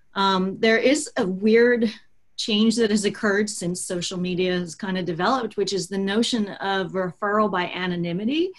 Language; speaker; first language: English; native; English